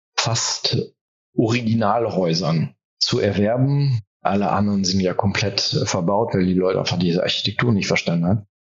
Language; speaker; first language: German; early bilingual, heritage; French